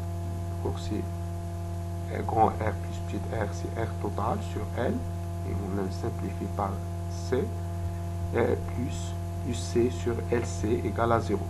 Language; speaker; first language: French; non-native, local second language; Arabic